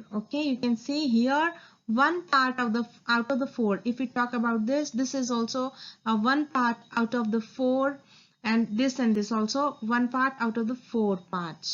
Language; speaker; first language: English; non-native, local second language; Hindi